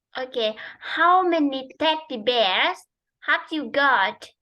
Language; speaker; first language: English; non-native, fluent; Vietnamese